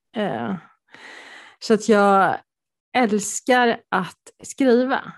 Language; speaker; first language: Swedish; early bilingual, other home language; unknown